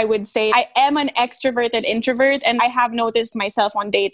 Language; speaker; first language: English; non-native, local second language; Filipino